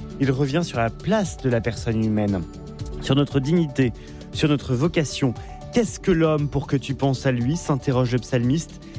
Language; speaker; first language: French; native; French